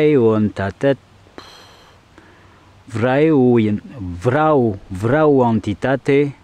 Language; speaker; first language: Romanian; non-native, learner; French